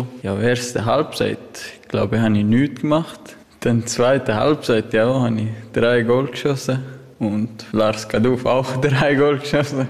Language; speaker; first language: German; non-native, learner; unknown